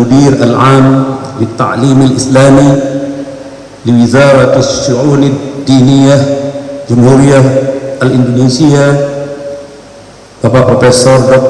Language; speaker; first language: Arabic; non-native, fluent; Indonesian